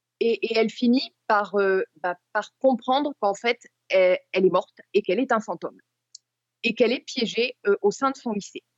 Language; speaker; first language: French; native; French